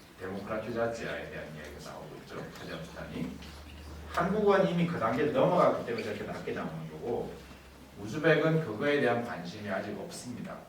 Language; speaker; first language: Korean; native; Korean